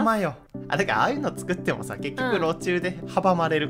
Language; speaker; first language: Japanese; native; Japanese